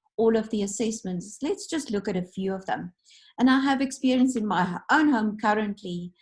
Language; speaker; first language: English; non-native, local second language; Afrikaans